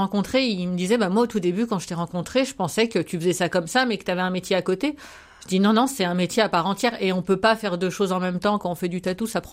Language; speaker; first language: French; native; French